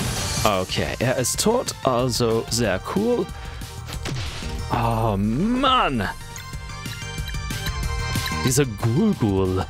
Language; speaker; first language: German; non-native, fluent; English